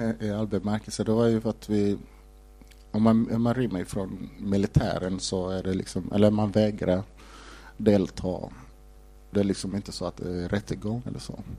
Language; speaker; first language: Swedish; non-native, fluent; Somali